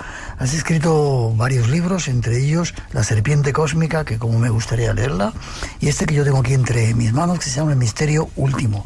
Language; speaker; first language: Spanish; native; Spanish